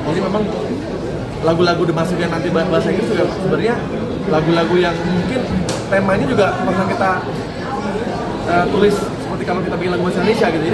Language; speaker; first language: Indonesian; native; Indonesian